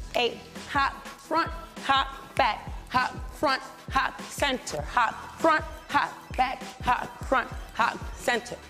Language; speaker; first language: English; native; English